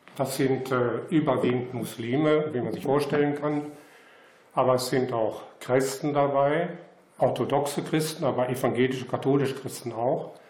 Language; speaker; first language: German; native; German